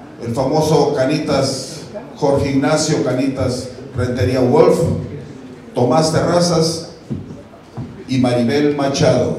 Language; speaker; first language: Spanish; native; Spanish